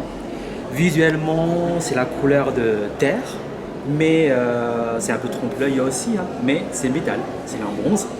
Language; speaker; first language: French; non-native, learner; Chinese